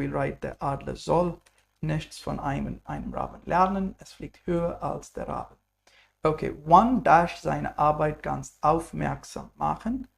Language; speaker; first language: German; non-native, fluent; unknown